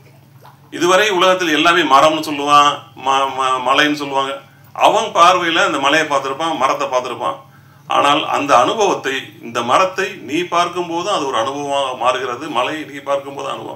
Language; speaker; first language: Tamil; native; Tamil